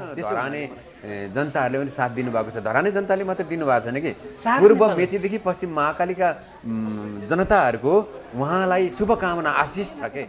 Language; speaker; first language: Nepali; native; Nepali